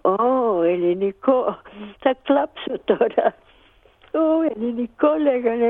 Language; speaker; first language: Greek; early bilingual, heritage; Greek